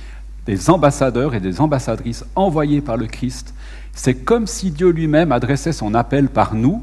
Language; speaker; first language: French; native; French